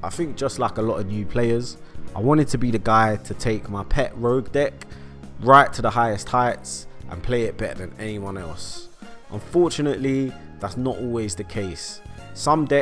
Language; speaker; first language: English; native; English